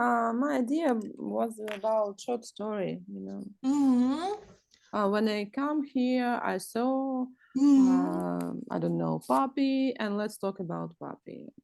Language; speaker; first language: English; non-native, learner; Russian